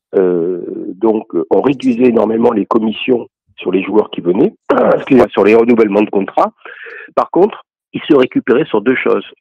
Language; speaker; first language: French; native; French